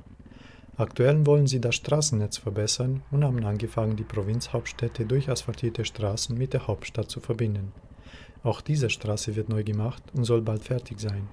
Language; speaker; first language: German; native; German